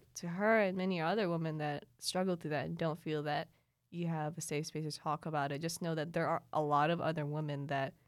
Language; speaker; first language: English; early bilingual, other home language; Cebuano